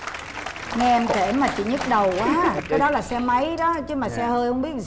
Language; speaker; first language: Vietnamese; native; Vietnamese